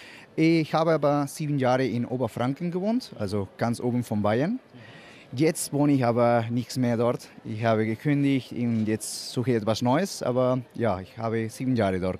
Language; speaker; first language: German; non-native, fluent; Spanish